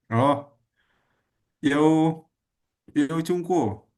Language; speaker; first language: Chinese; non-native, learner; Indonesian